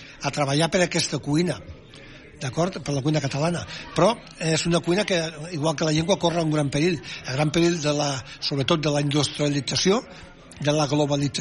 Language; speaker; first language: Catalan; native; Catalan